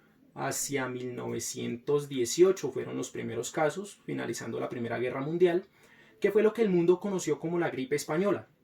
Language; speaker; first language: Spanish; native; Spanish